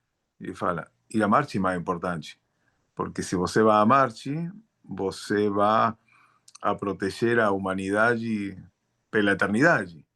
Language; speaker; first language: Portuguese; non-native, learner; Spanish